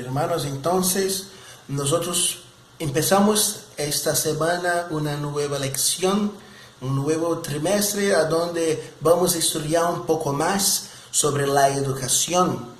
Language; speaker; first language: Spanish; non-native, fluent; Portuguese